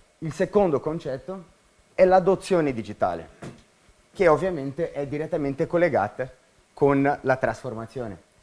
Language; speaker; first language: Italian; non-native, fluent; Portuguese